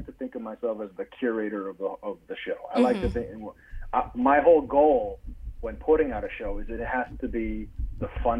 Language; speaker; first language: English; native; English